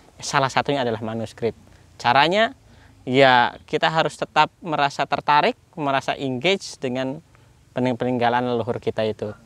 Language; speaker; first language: Indonesian; non-native, local second language; Sundanese